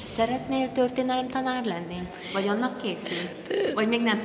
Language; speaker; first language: Hungarian; native; Hungarian